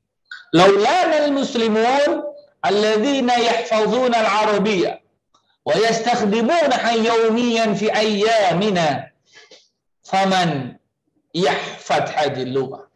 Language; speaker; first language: Arabic; non-native, fluent; Indonesian